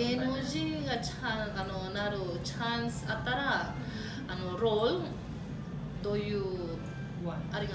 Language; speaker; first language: Japanese; non-native, learner; Filipino